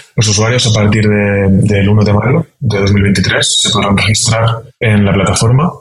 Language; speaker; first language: Spanish; native; Spanish